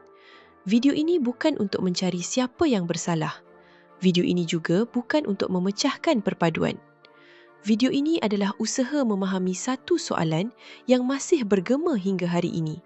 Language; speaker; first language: Malay; native; Malay